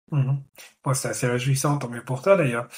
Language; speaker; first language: French; native; French